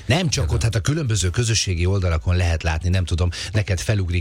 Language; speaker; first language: Hungarian; native; Hungarian